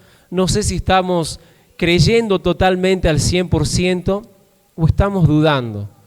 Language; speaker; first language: Spanish; native; Spanish